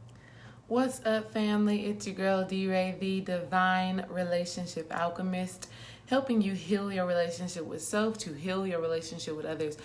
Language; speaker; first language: English; native; English